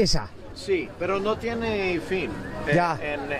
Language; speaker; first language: Spanish; non-native, fluent; English